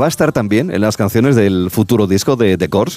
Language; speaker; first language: Spanish; native; Spanish